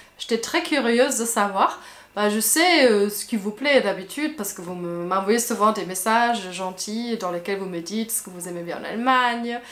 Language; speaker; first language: French; non-native, fluent; German